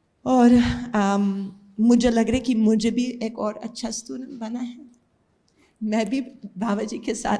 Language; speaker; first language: Hindi; non-native, learner; English